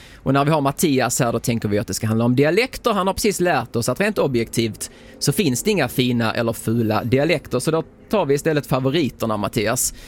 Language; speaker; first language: Swedish; native; Swedish